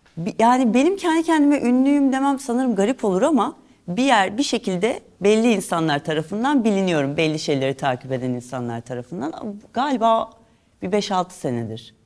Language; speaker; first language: Turkish; native; Turkish